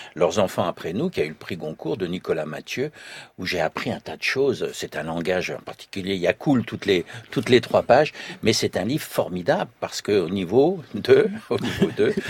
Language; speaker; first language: French; native; French